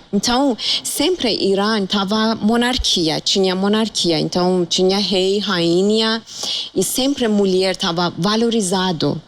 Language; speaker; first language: Portuguese; non-native, fluent; Persian